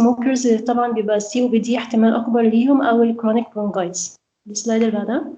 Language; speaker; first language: Arabic; native; Arabic